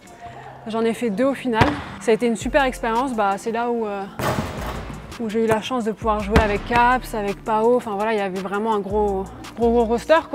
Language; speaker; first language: French; native; French